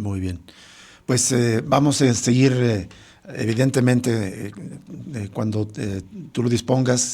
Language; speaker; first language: Spanish; native; Spanish